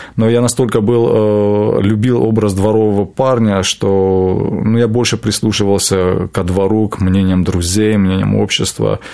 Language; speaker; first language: Russian; non-native, local second language; Armenian